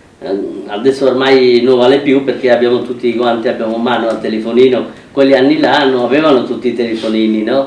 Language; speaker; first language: Italian; non-native, fluent; Bangla